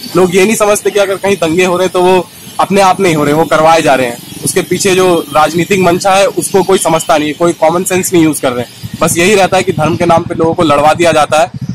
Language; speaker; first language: Hindi; non-native, local second language; Bangla